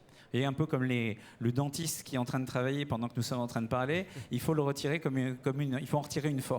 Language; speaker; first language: French; native; French